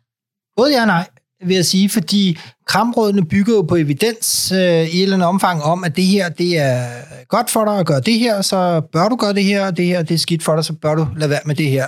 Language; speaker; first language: Danish; native; Danish